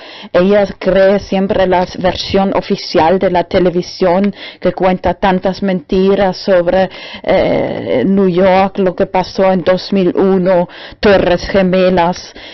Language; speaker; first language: Spanish; non-native, learner; German